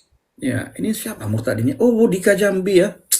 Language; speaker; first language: Indonesian; native; Indonesian